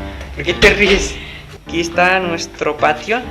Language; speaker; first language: Spanish; non-native, fluent; English